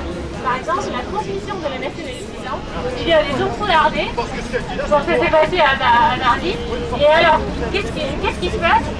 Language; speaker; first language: French; non-native, local second language; Arabic